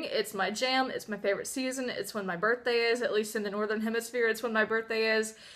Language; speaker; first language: English; native; English